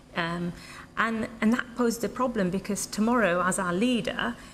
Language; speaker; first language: English; native; English